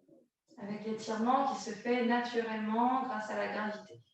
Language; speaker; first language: French; native; French